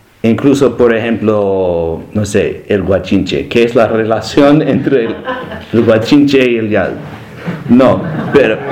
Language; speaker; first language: Spanish; non-native, learner; English